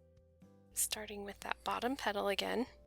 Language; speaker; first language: English; native; English